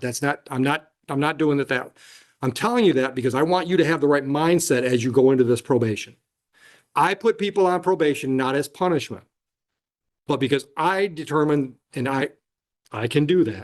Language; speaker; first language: English; native; English